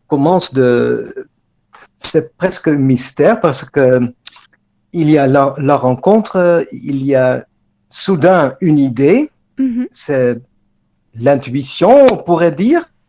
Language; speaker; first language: French; non-native, fluent; Dutch